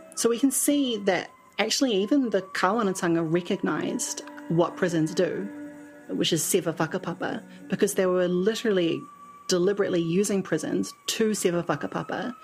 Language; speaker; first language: English; native; English